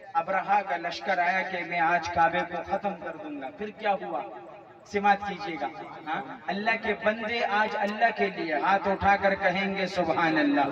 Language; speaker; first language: Urdu; non-native, local second language; Pashto